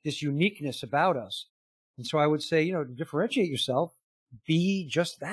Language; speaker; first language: English; native; English